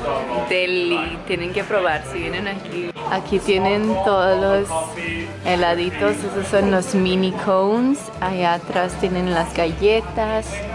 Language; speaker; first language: Spanish; non-native, fluent; Croatian